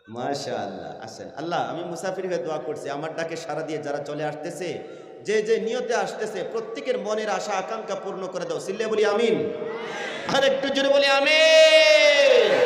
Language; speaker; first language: Bangla; non-native, local second language; Assamese